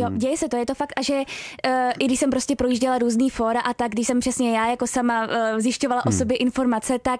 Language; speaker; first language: Czech; native; Czech